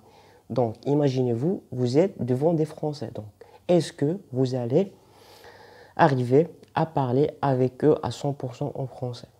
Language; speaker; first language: French; non-native, local second language; Arabic